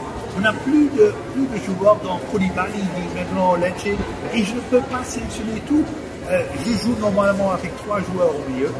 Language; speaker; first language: French; non-native, fluent; Dutch